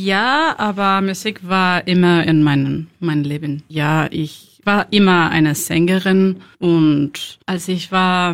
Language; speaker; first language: German; non-native, learner; Spanish